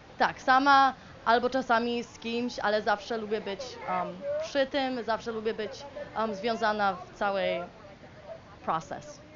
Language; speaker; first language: Polish; early bilingual, heritage; Polish